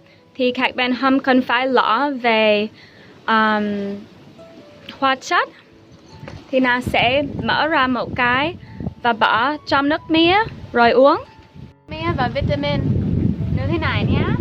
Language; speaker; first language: Vietnamese; non-native, fluent; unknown